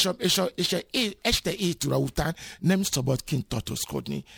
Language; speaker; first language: Hungarian; non-native, learner; Yoruba